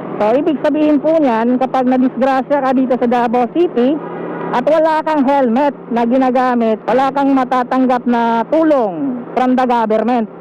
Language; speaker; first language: Filipino; non-native, local second language; Cebuano